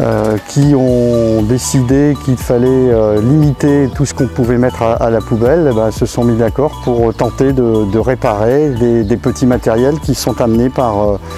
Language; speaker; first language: French; native; French